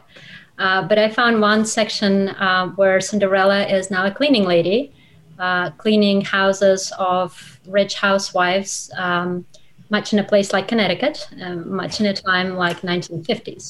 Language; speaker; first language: English; non-native, fluent; Russian